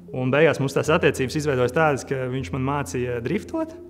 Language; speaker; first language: Latvian; native; Latvian